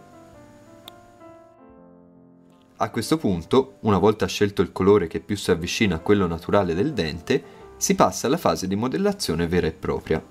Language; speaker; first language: Italian; native; Italian